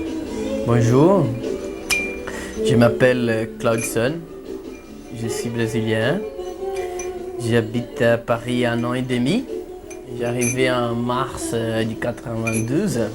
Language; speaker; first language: French; non-native, learner; Portuguese